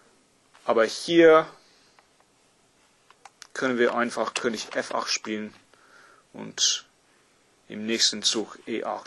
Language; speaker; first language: German; non-native, fluent; English